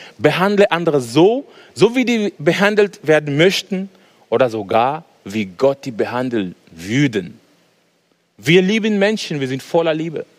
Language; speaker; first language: German; non-native, fluent; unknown